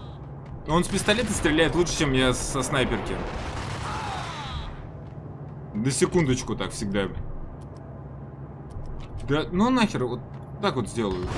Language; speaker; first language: Russian; native; Russian